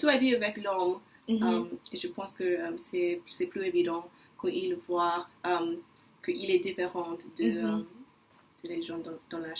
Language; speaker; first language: French; non-native, learner; English